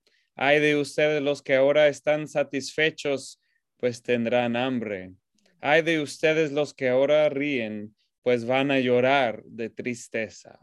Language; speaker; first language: Spanish; non-native, fluent; English